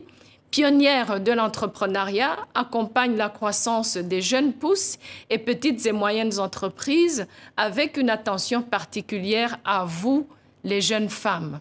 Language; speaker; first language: French; non-native, local second language; Kinyarwanda